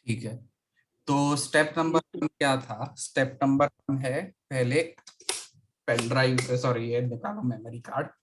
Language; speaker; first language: Hindi; non-native, local second language; Marathi